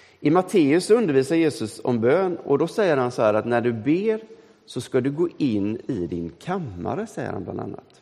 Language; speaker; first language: Swedish; native; Swedish